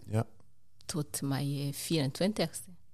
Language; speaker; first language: Dutch; non-native, fluent; Rundi